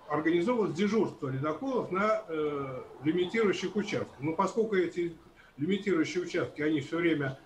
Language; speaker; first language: Russian; native; Russian